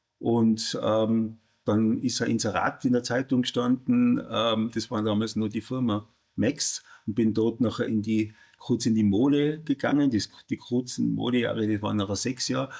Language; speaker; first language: German; native; German